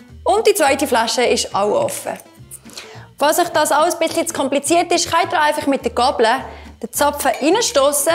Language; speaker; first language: German; native; German